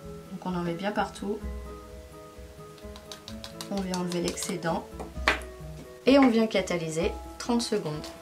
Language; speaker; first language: French; native; French